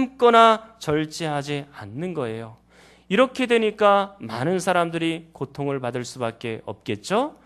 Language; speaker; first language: Korean; native; Korean